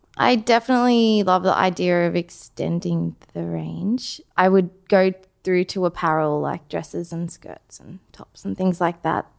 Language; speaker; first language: English; native; English